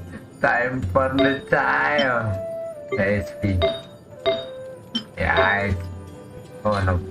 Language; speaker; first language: English; non-native, learner; Indonesian